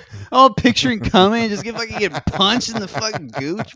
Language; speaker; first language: English; native; English